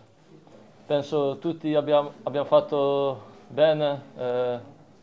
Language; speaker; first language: Italian; non-native, learner; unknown